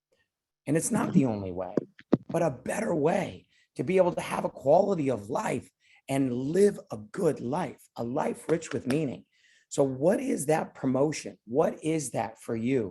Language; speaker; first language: English; native; English